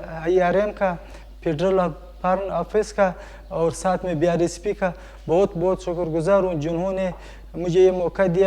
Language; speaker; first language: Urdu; non-native, local second language; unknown